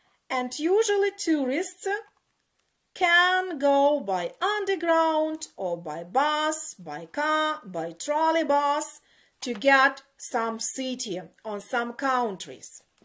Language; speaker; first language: English; non-native, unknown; Ukrainian